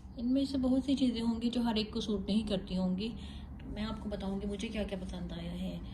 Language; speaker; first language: Urdu; native; Urdu